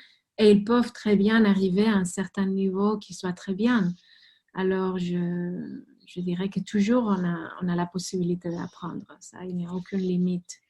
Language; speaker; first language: French; non-native, fluent; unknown